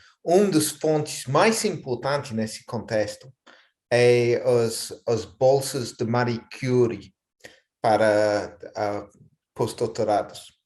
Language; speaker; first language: Portuguese; non-native, fluent; English